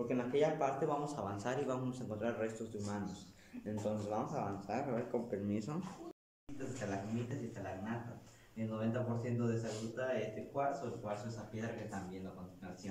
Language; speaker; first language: Spanish; native; Spanish